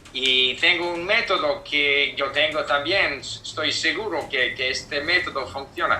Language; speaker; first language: Spanish; non-native, fluent; English